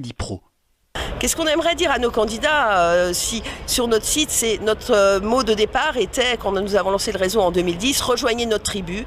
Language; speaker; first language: French; native; French